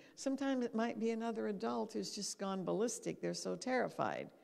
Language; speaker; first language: English; native; English